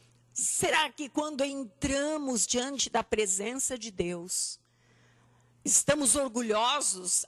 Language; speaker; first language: Portuguese; native; Portuguese